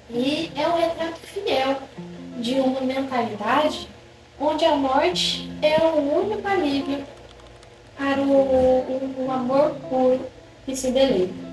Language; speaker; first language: Portuguese; native; Portuguese